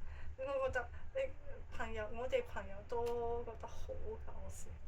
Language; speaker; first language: Cantonese; non-native, fluent; Japanese